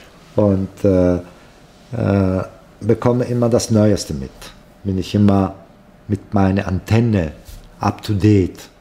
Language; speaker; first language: German; non-native, fluent; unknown